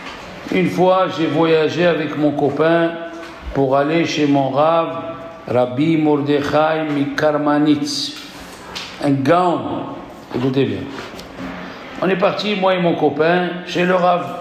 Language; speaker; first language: French; native; French